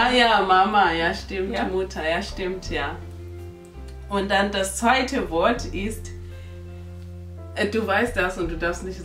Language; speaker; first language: German; non-native, local second language; North Ndebele